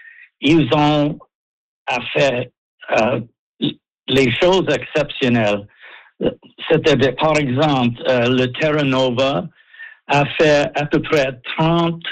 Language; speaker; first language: French; non-native, local second language; English